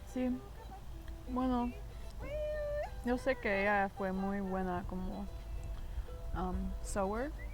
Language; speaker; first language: Spanish; early bilingual, heritage; Spanish